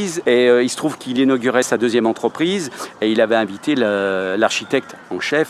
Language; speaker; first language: French; native; French